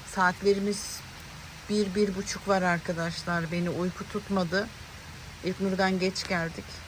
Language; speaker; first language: Turkish; native; Turkish